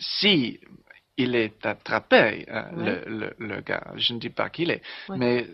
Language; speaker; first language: French; non-native, learner; English